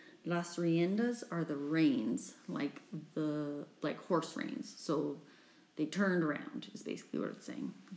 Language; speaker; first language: English; native; English